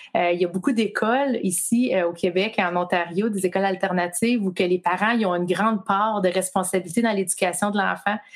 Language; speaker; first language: French; native; French